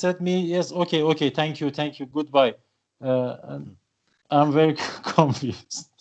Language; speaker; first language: English; non-native, learner; Persian